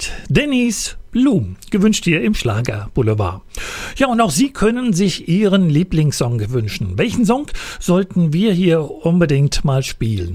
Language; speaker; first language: German; native; German